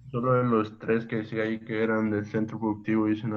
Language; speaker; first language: Spanish; native; Spanish